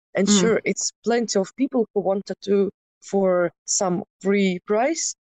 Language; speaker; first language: English; non-native, fluent; Ukrainian